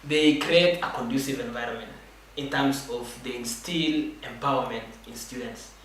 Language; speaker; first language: English; non-native, local second language; Kalenjin